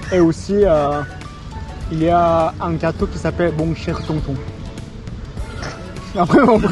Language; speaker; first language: French; non-native, learner; Korean